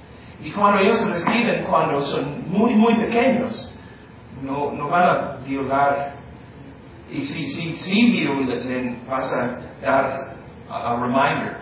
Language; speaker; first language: Spanish; non-native, fluent; English